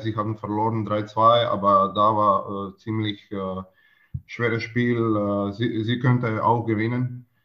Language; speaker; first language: German; non-native, learner; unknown